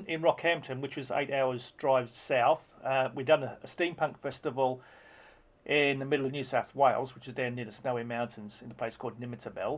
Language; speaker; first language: English; native; English